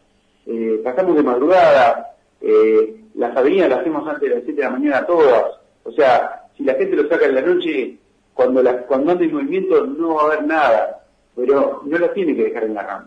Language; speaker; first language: Spanish; native; Spanish